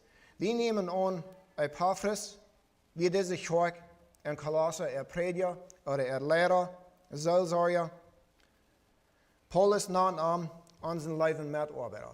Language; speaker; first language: German; non-native, learner; Plautdietsch